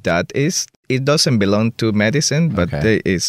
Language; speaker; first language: English; non-native, fluent; Spanish